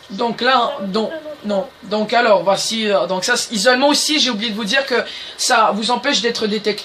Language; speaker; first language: French; native; French